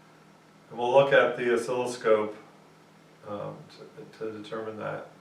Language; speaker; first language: English; native; English